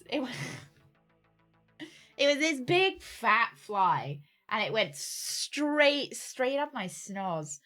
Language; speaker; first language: English; native; English